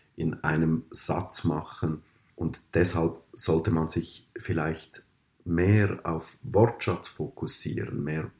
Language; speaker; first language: German; native; German